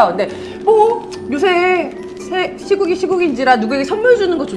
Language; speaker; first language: Korean; native; Korean